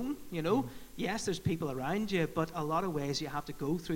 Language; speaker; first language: English; native; English